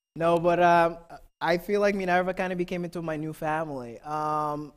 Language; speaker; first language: English; non-native, fluent; Papiamento